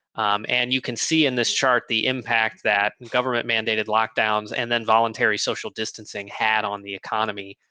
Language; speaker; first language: English; native; English